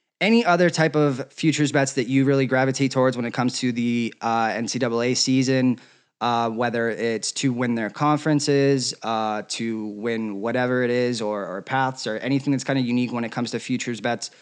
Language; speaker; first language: English; native; English